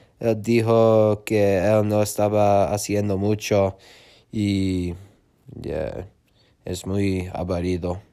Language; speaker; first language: Spanish; non-native, learner; English